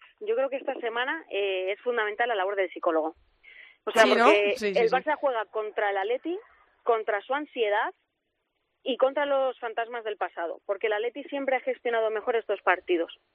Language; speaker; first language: Spanish; native; Spanish